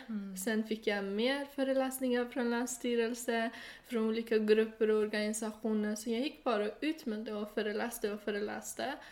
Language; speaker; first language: Swedish; non-native, fluent; Persian